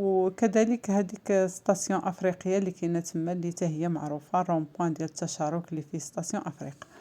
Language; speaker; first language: Arabic; native; Arabic